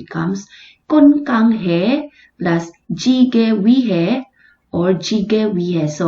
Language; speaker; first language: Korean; non-native, fluent; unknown